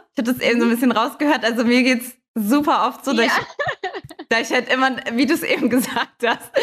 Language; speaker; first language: German; native; German